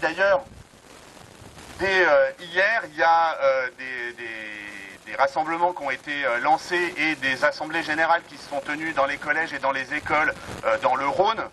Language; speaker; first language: French; native; French